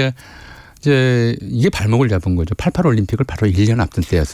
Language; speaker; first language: Korean; native; Korean